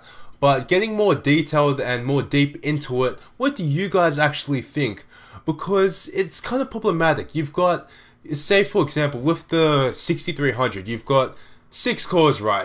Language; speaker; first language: English; native; English